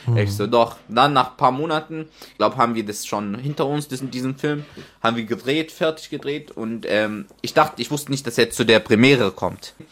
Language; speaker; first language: German; non-native, fluent; Arabic